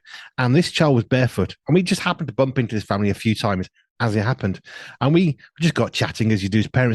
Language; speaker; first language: English; native; English